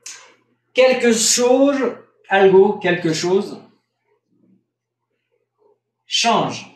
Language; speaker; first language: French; non-native, fluent; Spanish